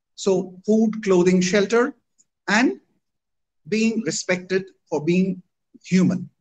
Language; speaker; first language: English; non-native, local second language; Hindi